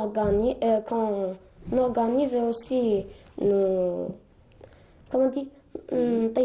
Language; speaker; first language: French; non-native, learner; Arabic